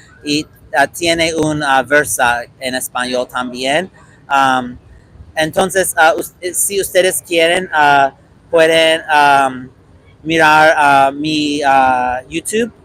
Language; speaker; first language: Spanish; non-native, learner; English